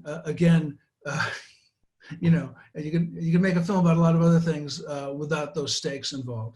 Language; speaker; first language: English; native; English